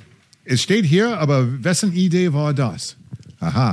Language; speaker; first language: German; non-native, fluent; English